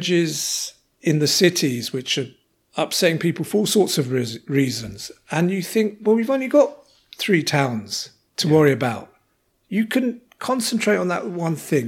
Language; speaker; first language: English; native; English